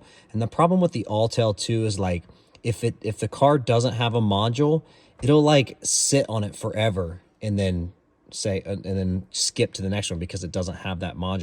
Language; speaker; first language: English; native; English